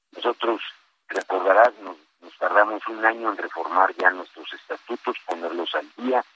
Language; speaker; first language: Spanish; native; Spanish